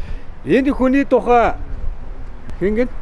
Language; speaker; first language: Mongolian; native; Mongolian